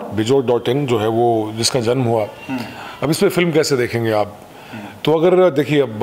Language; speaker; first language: Hindi; native; Hindi